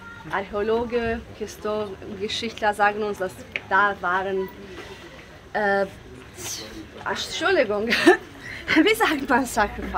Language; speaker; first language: German; non-native, learner; Bosnian